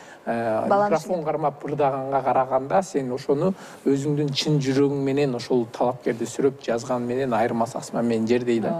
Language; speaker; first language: Kyrgyz; native; Kyrgyz